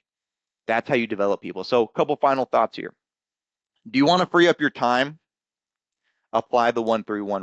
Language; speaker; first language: English; native; English